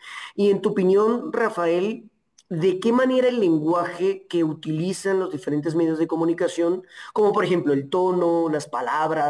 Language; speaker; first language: Spanish; native; Spanish